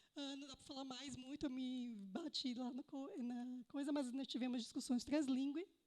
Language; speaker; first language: Portuguese; native; Portuguese